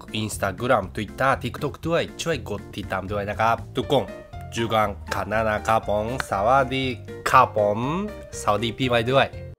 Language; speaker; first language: Thai; non-native, learner; Japanese